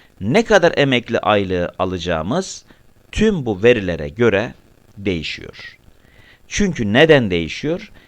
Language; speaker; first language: Turkish; native; Turkish